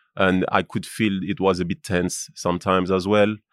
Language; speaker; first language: English; non-native, fluent; French